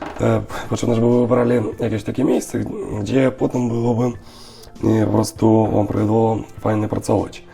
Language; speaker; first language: Polish; non-native, learner; Russian